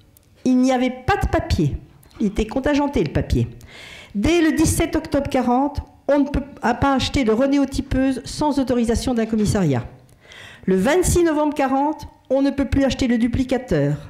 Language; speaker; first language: French; native; French